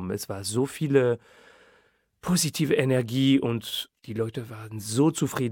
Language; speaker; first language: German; non-native, fluent; French